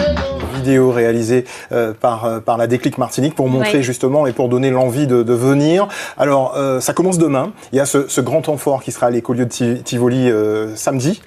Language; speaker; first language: French; native; French